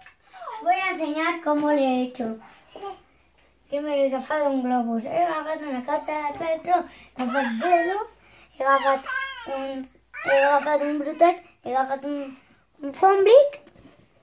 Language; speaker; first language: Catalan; non-native, local second language; Spanish